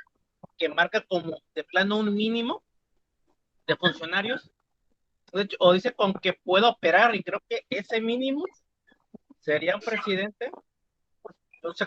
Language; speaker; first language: Spanish; native; Spanish